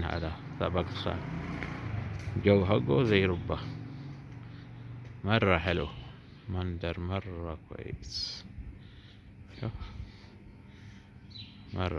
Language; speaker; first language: Arabic; non-native, learner; Urdu